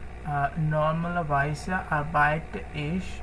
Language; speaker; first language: German; non-native, learner; Bangla